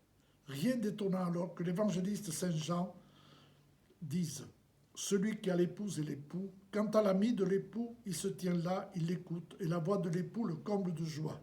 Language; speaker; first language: French; native; French